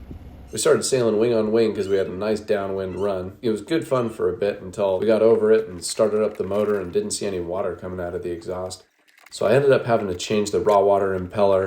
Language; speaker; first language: English; native; English